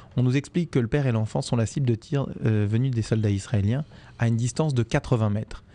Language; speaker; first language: French; native; French